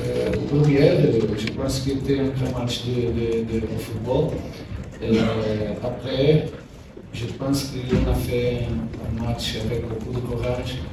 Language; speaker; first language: French; non-native, learner; Portuguese